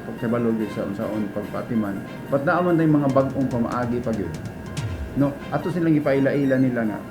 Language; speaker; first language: Cebuano; native; Cebuano